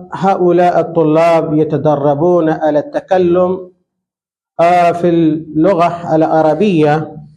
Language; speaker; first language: Arabic; non-native, fluent; Urdu